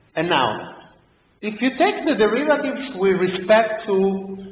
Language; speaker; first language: English; non-native, fluent; Italian